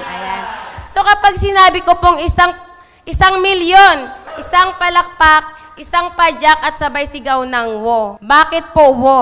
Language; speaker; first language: Filipino; native; Filipino